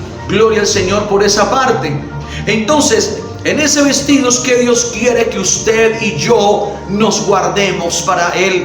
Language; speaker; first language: Spanish; native; Spanish